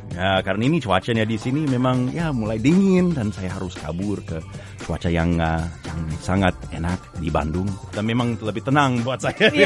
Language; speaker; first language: Indonesian; non-native, fluent; English